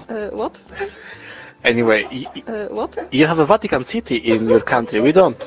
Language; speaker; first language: English; non-native, learner; Polish